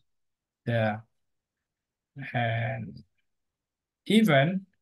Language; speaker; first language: English; non-native, learner; Vietnamese